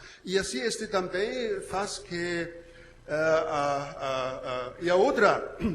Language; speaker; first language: Portuguese; non-native, learner; German